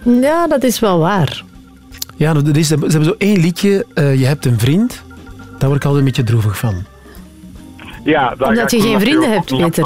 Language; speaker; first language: Dutch; native; Dutch